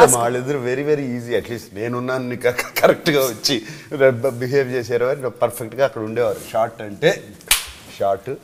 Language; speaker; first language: Telugu; native; Telugu